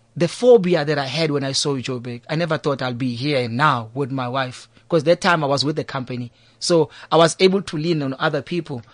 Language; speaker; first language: English; non-native, local second language; Zulu